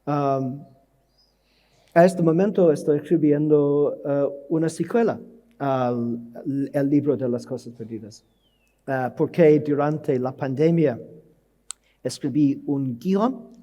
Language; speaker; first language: Spanish; non-native, learner; English